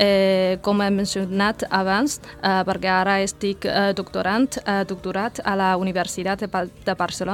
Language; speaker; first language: Catalan; non-native, learner; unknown